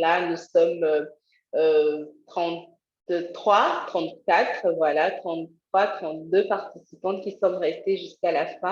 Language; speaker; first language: French; native; French